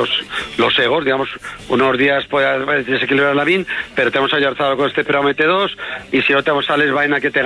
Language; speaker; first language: Spanish; native; Spanish